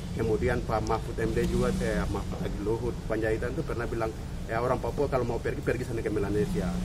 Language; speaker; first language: Indonesian; native; Indonesian